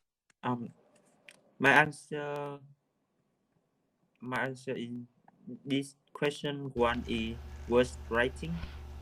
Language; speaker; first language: English; non-native, learner; Vietnamese